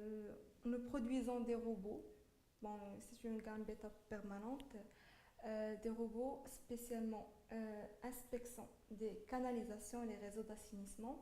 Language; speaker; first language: French; non-native, local second language; Arabic